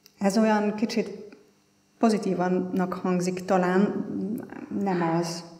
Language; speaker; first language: Hungarian; non-native, fluent; German